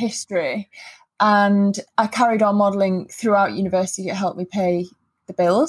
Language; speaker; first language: English; native; English